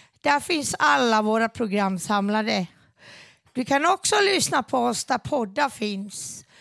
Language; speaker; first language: Swedish; native; Swedish